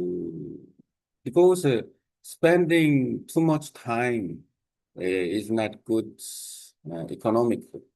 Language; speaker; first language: English; non-native, learner; Korean